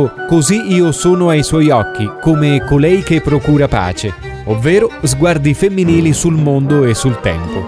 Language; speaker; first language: Italian; native; Italian